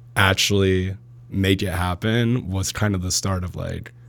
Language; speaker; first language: English; early bilingual, other home language; Arabic